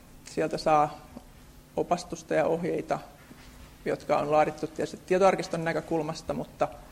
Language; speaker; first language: Finnish; native; Finnish